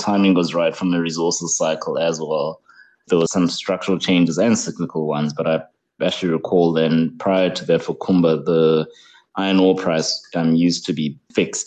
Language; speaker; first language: English; non-native, local second language; Xhosa